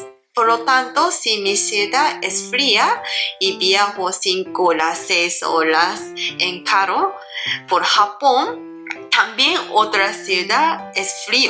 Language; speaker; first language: Spanish; non-native, learner; Japanese